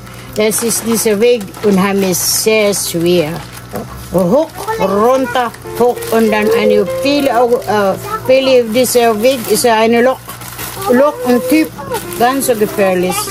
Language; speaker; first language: German; non-native, learner; Filipino